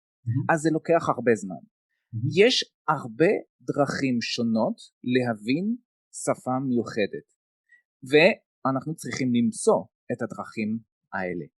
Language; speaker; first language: Hebrew; non-native, fluent; French